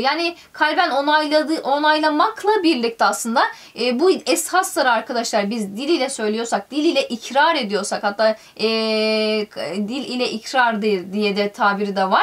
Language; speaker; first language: Turkish; native; Turkish